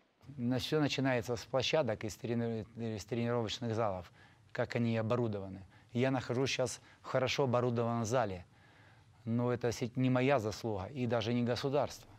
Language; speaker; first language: Russian; native; Russian